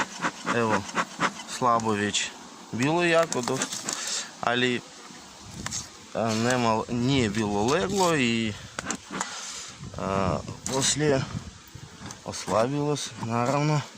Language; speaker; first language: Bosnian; non-native, learner; Russian